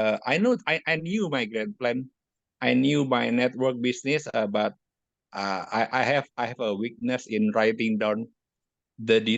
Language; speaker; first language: English; non-native, learner; Indonesian